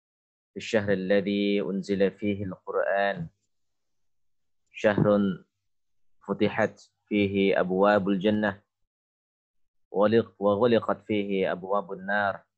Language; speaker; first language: Arabic; non-native, fluent; Indonesian